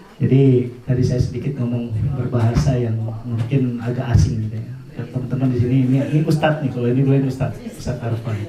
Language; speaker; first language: Indonesian; non-native, local second language; Madurese